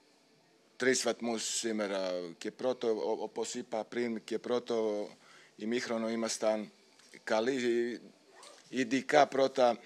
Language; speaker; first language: Greek; non-native, fluent; Serbian